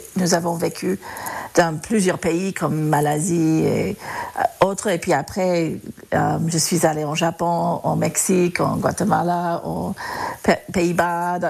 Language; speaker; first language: French; non-native, fluent; English